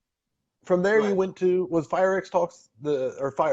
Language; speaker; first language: English; native; English